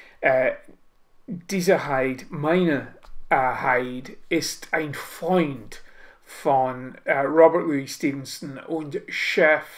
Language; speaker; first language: German; non-native, learner; English